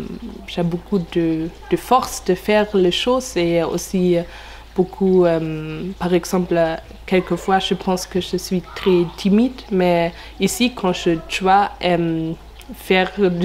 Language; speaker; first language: French; non-native, learner; German